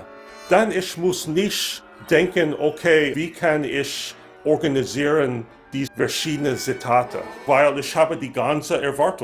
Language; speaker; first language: German; non-native, learner; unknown